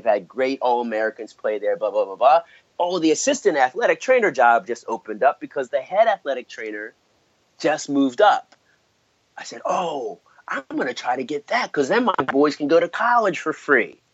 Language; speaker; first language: English; native; English